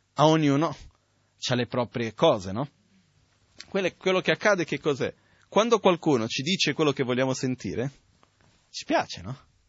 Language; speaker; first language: Italian; non-native, fluent; Portuguese